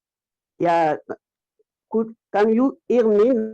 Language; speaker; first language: English; non-native, learner; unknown